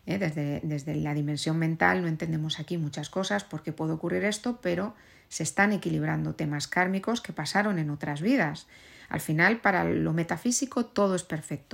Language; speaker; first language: Spanish; native; Spanish